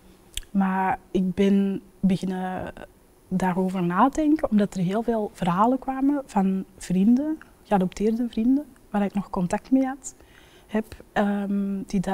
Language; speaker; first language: Dutch; early bilingual, other home language; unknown